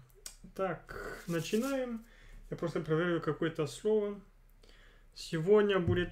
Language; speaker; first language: Russian; non-native, fluent; French